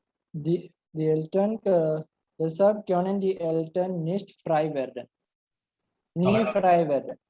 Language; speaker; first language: German; non-native, learner; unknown